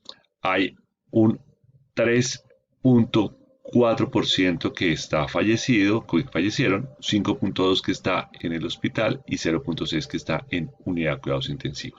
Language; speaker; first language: Spanish; native; Spanish